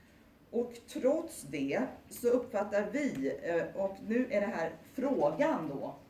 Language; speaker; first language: Swedish; native; Swedish